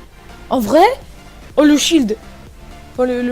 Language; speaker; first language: French; native; French